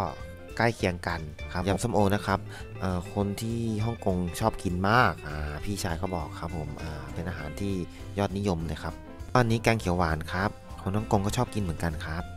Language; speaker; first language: Thai; native; Thai